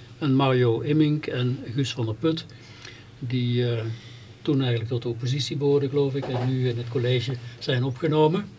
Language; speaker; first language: Dutch; native; Dutch